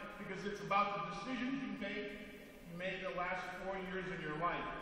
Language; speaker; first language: English; early bilingual, other home language; Spanish